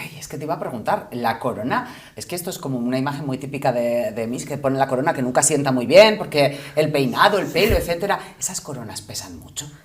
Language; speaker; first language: Spanish; native; Spanish